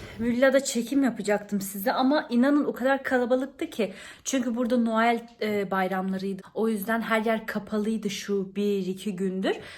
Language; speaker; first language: Turkish; early bilingual, heritage; Turkish